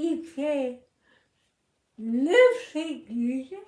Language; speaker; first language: French; non-native, learner; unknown